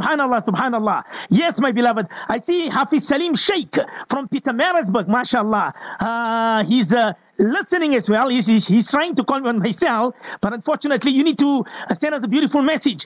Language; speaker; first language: English; native; English